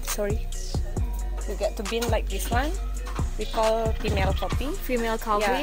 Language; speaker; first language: English; non-native, learner; Indonesian